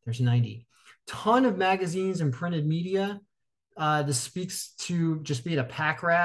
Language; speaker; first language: English; native; English